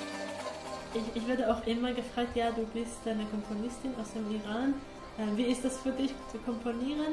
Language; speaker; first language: German; non-native, fluent; Persian